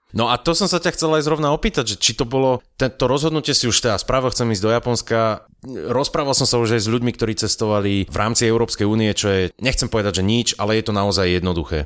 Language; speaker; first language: Slovak; native; Slovak